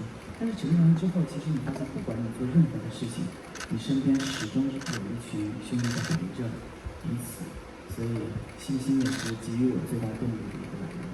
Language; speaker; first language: Chinese; native; Chinese